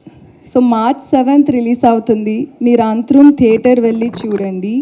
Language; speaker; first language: Telugu; non-native, learner; Tamil